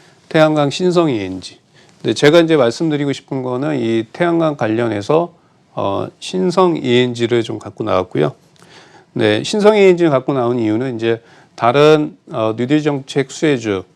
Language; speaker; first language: Korean; native; Korean